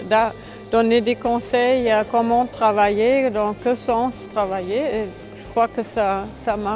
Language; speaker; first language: French; non-native, fluent; German